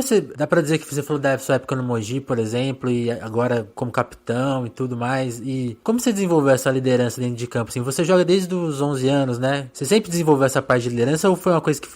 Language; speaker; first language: Portuguese; native; Portuguese